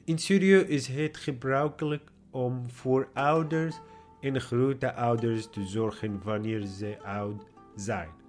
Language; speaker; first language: Dutch; non-native, learner; Arabic